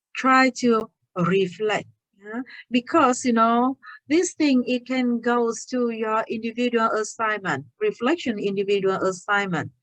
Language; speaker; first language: English; non-native, fluent; Vietnamese